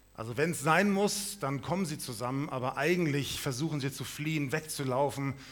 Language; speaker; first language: German; native; German